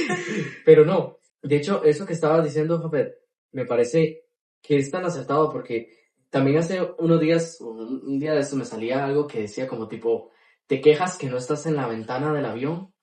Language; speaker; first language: Spanish; native; Spanish